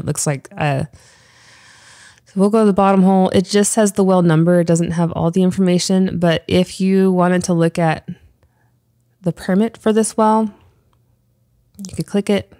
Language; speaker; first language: English; native; English